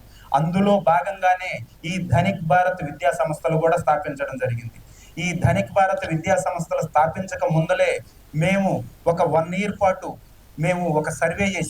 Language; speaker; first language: Telugu; native; Telugu